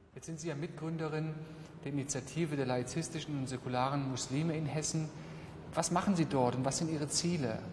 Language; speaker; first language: German; native; German